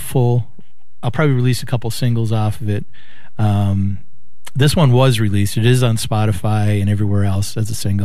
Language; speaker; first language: English; native; English